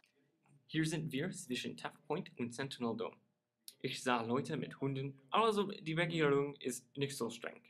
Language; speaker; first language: German; non-native, learner; English